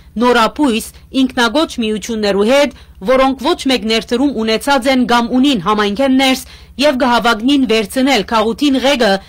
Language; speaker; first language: Armenian; early bilingual, heritage; Armenian